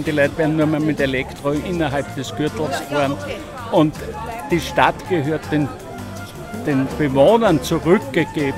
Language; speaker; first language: German; native; German